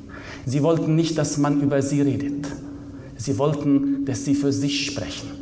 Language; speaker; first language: German; non-native, fluent; Arabic